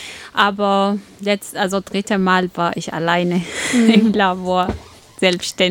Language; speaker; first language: German; non-native, fluent; Arabic